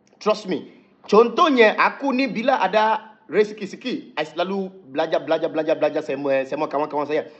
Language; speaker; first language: Malay; non-native, fluent; Yoruba